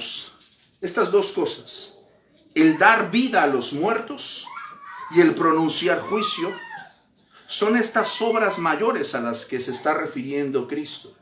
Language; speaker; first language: Spanish; native; Spanish